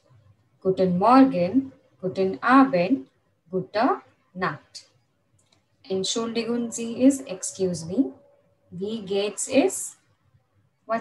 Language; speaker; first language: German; non-native, fluent; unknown